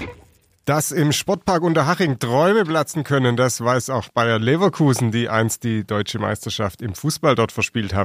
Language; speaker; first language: German; native; German